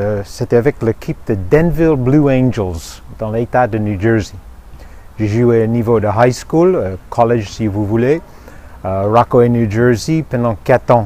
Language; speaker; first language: French; non-native, fluent; English